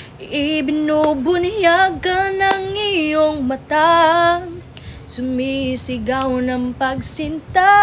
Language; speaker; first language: Filipino; non-native, local second language; Cebuano